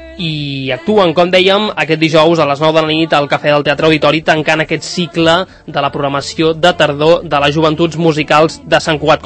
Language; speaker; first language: Catalan; native; Catalan